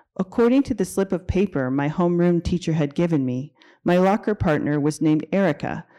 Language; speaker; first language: English; native; English